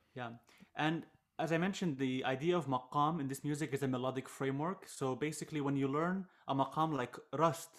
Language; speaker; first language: English; non-native, fluent; Arabic